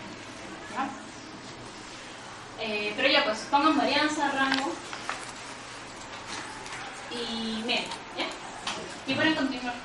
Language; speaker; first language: Spanish; native; Spanish